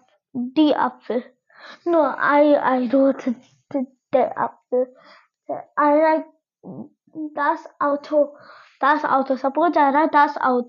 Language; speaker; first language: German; non-native, learner; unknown